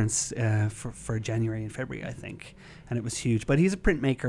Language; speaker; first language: English; native; English